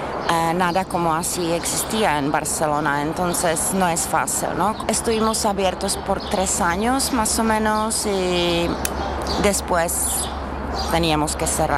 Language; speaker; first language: Spanish; non-native, fluent; Czech